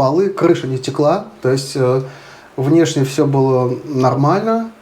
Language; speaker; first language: Russian; native; Russian